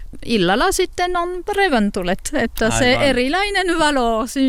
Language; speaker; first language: Finnish; non-native, learner; French